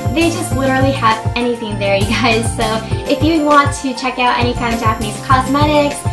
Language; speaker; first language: English; early bilingual, other home language; Japanese